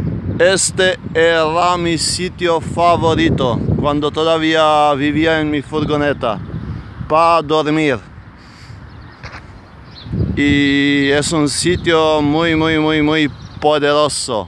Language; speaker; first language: Spanish; non-native, fluent; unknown